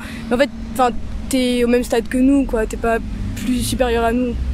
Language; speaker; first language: French; native; French